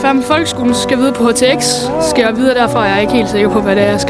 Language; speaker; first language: Danish; native; Danish